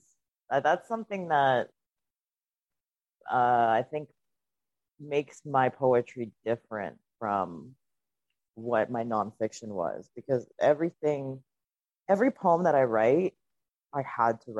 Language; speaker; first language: English; non-native, fluent; Russian